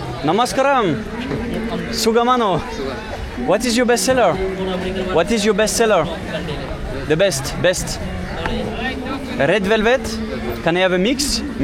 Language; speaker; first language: English; non-native, learner; French